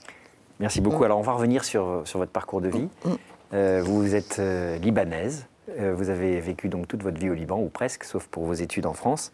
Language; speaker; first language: French; native; French